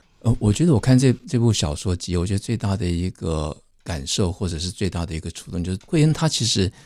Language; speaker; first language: Chinese; native; Chinese